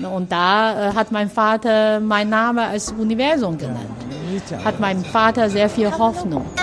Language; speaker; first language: German; non-native, learner; Chinese